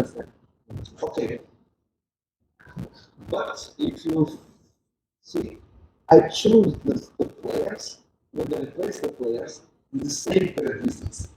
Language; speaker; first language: English; non-native, learner; Portuguese